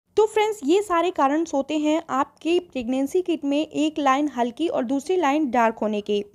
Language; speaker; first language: Hindi; native; Hindi